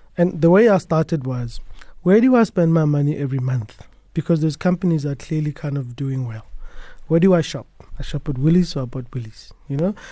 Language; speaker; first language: English; non-native, local second language; Tswana